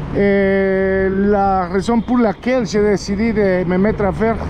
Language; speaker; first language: French; non-native, learner; Spanish